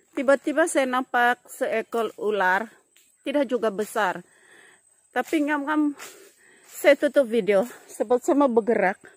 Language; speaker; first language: Malay; non-native, local second language; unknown